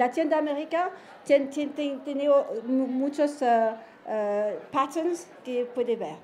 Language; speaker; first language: Spanish; non-native, learner; French